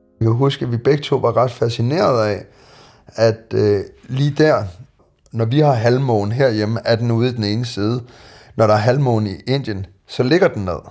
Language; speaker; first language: Danish; native; Danish